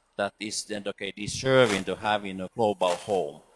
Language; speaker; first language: English; non-native, fluent; Finnish